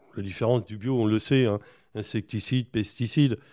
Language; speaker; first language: French; native; French